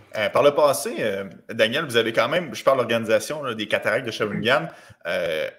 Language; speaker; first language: French; native; French